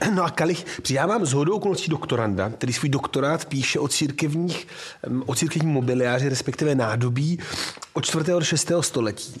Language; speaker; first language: Czech; non-native, fluent; Italian